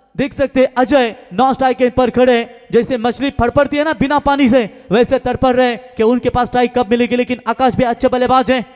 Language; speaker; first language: Hindi; non-native, local second language; Marathi